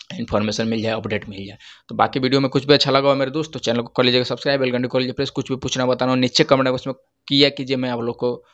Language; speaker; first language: Hindi; native; Hindi